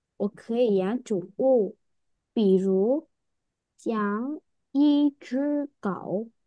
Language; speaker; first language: Chinese; non-native, learner; Vietnamese